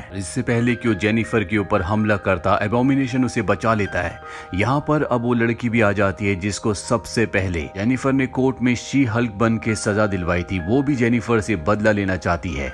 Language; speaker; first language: Hindi; native; Hindi